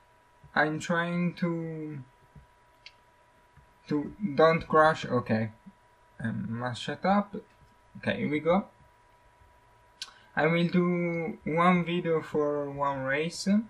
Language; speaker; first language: English; non-native, learner; Italian